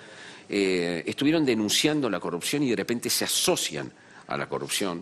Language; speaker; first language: Spanish; native; Spanish